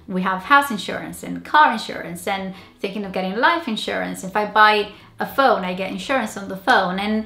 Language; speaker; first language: English; non-native, fluent; Portuguese